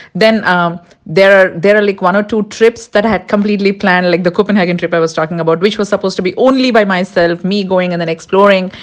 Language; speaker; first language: English; non-native, local second language; Tulu